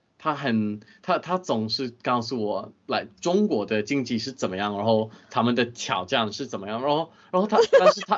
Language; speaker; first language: Chinese; non-native, fluent; English